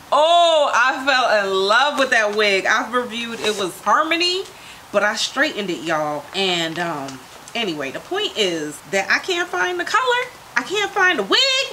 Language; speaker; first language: English; native; English